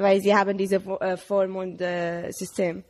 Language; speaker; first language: German; non-native, learner; Arabic